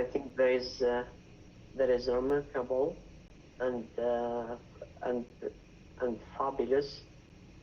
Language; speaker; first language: English; non-native, learner; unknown